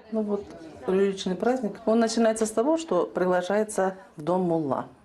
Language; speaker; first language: Russian; non-native, local second language; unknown